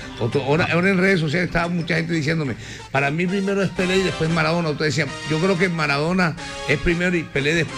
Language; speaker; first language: Spanish; native; Spanish